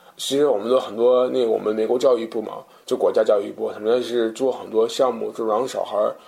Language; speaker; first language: Chinese; non-native, fluent; English